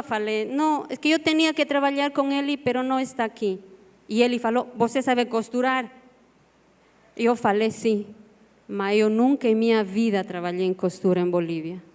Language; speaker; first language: Portuguese; non-native, learner; Spanish